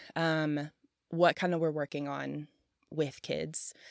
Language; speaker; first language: English; native; English